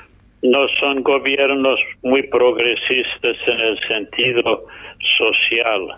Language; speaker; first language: Spanish; non-native, fluent; English